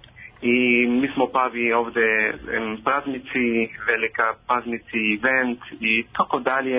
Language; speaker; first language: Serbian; non-native, learner; Hebrew